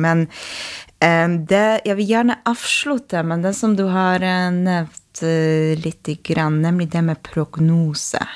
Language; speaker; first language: Norwegian; non-native, fluent; Polish